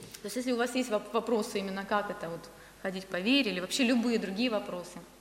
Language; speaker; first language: Russian; native; Russian